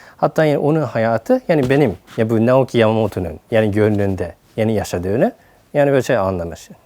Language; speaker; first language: Turkish; non-native, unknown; Japanese